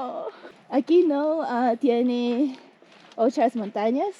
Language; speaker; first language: Spanish; non-native, learner; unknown